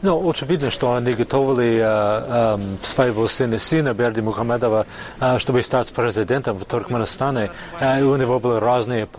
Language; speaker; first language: Russian; non-native, fluent; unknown